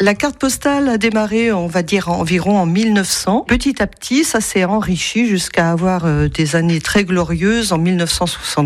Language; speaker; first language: French; native; French